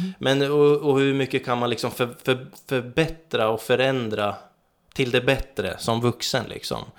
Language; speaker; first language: Swedish; native; Swedish